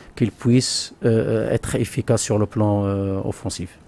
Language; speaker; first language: French; non-native, local second language; Arabic